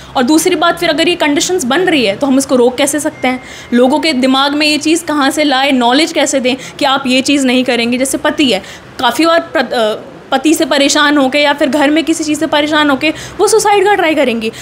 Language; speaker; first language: Hindi; native; Hindi